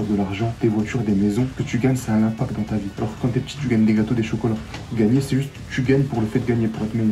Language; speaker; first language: French; native; French